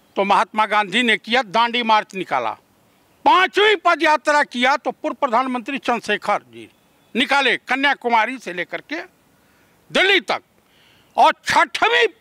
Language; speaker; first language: Hindi; native; Hindi